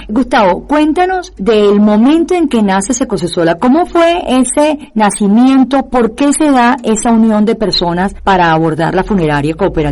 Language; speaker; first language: Spanish; native; Spanish